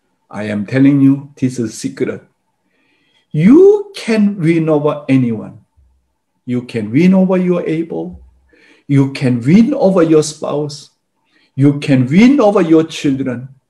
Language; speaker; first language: English; non-native, fluent; Korean